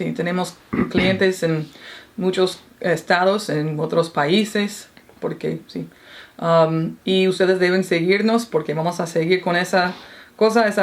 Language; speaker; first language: Spanish; non-native, fluent; English